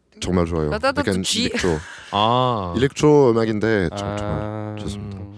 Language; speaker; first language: Korean; non-native, learner; French